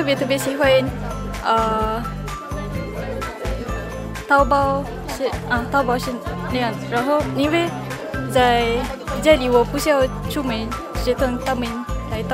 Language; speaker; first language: Chinese; non-native, fluent; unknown